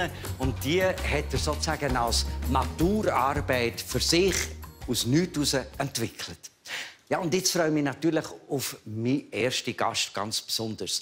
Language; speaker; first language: German; native; German